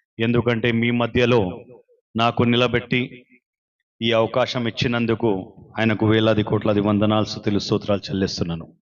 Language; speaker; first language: Telugu; non-native, local second language; Urdu